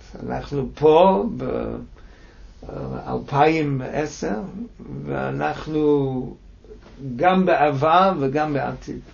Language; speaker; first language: Hebrew; non-native, fluent; English